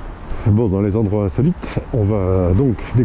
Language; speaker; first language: French; native; French